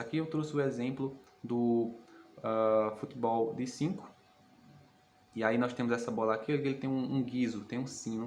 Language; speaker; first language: Portuguese; native; Portuguese